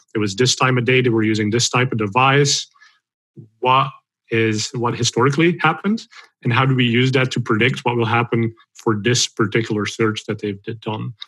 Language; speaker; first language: English; non-native, fluent; Dutch